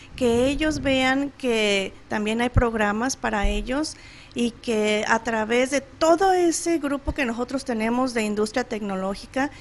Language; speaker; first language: Spanish; native; Spanish